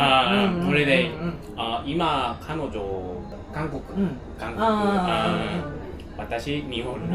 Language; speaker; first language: Japanese; non-native, learner; Thai